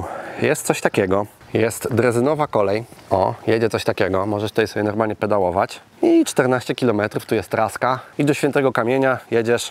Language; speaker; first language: Polish; native; Polish